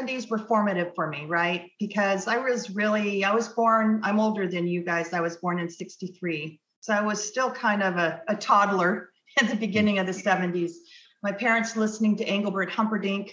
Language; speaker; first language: English; native; English